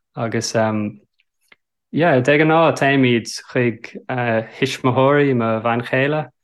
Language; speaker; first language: Irish; non-native, local second language; English